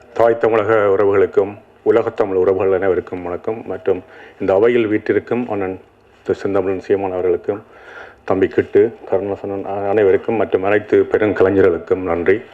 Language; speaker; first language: Tamil; native; Tamil